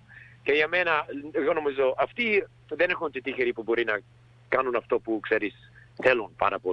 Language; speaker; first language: Greek; early bilingual, heritage; English